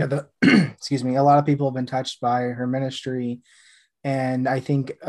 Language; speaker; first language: English; native; English